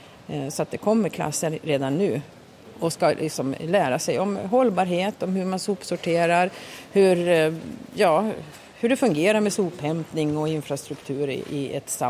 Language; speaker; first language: Swedish; native; Swedish